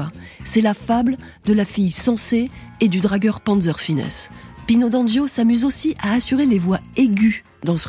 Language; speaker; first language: French; native; French